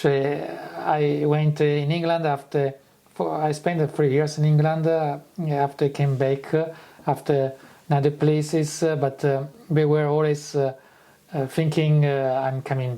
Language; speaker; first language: English; non-native, fluent; Italian